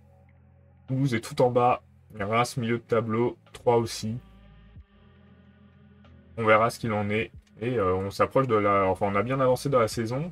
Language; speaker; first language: French; native; French